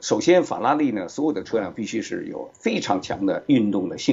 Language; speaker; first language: Chinese; native; Chinese